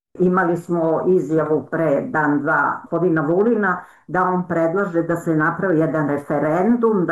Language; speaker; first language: Serbian; native; Serbian